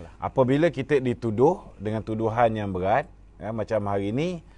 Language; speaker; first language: Malay; native; Malay